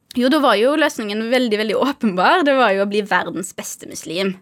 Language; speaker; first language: Norwegian; native; Norwegian